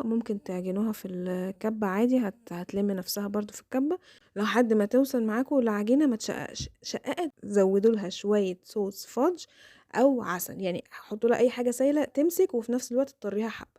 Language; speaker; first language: Arabic; native; Arabic